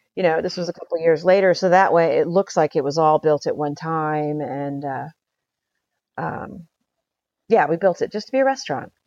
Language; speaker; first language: English; native; English